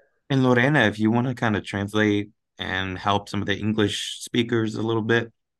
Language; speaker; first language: English; early bilingual, other home language; Spanish